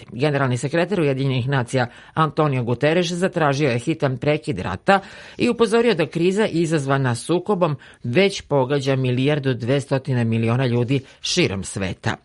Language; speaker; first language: Serbian; native; Serbian